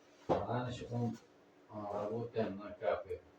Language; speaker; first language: Russian; non-native, learner; Uzbek